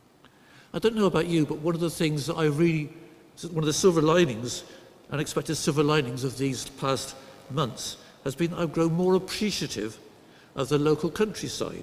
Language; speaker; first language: English; native; English